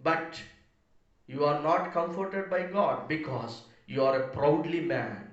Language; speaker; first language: English; non-native, local second language; Telugu